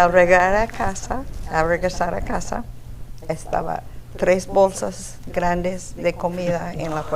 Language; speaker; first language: Spanish; non-native, fluent; English